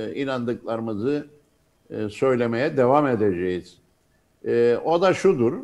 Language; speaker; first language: Turkish; native; Turkish